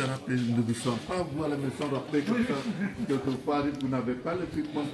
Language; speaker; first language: French; non-native, learner; Indonesian